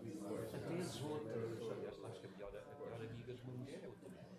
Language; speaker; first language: Portuguese; native; Portuguese